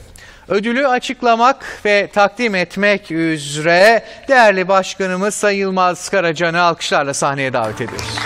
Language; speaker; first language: Turkish; native; Turkish